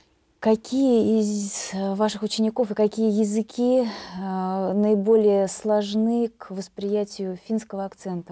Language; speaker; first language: Russian; native; Russian